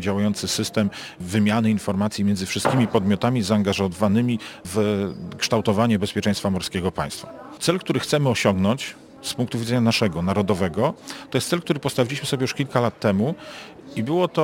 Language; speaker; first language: Polish; native; Polish